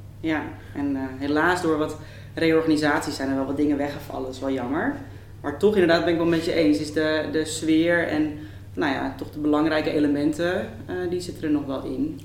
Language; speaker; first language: Dutch; native; Dutch